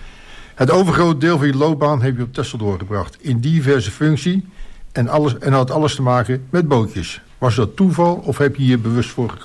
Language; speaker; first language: Dutch; native; Dutch